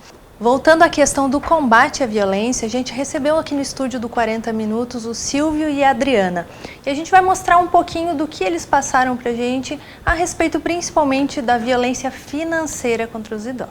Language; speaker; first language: Portuguese; native; Portuguese